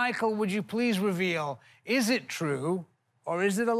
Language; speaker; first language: English; native; English